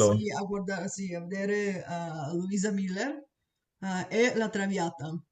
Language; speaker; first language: Italian; non-native, fluent; Bulgarian